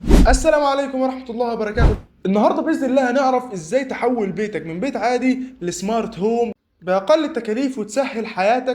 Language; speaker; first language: Arabic; native; Arabic